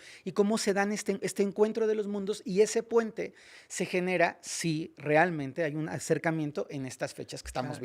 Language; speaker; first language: Spanish; native; Spanish